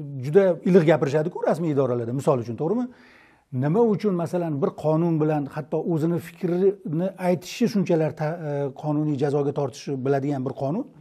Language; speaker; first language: Uzbek; native; Uzbek